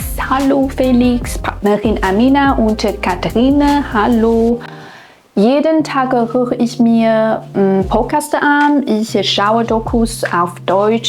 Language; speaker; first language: German; non-native, fluent; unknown